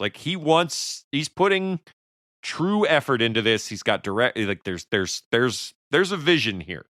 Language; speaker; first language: English; native; English